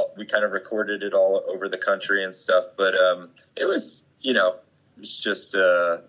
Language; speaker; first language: English; native; English